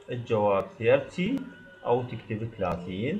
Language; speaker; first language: Arabic; native; Arabic